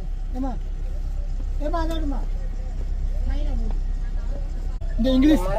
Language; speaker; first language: English; non-native, learner; Tamil